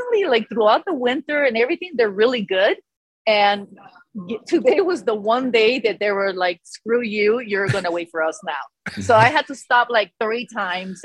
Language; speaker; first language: English; non-native, fluent; Spanish